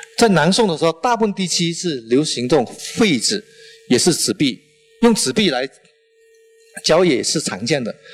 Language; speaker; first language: Chinese; non-native, local second language; Min Nan Chinese